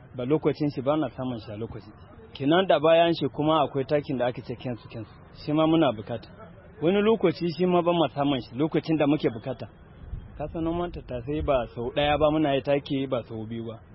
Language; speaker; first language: Hausa; non-native, local second language; Kanuri